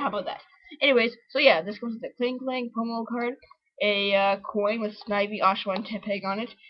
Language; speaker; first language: English; native; English